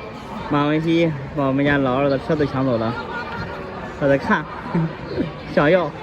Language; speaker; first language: Chinese; native; Chinese